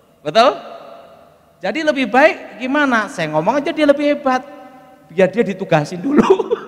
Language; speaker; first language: Indonesian; native; Indonesian